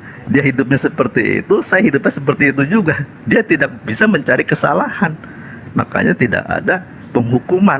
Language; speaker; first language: Indonesian; native; Indonesian